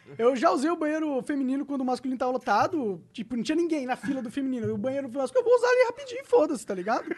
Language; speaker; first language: Portuguese; native; Portuguese